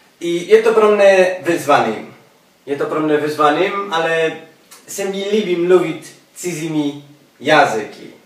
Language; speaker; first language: Czech; non-native, learner; Polish